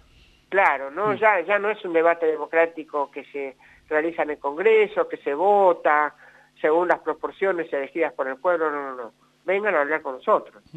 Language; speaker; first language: Spanish; native; Spanish